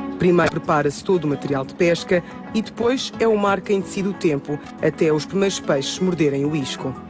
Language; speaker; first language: Portuguese; native; Portuguese